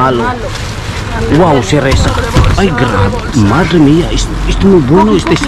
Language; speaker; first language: Spanish; non-native, learner; Filipino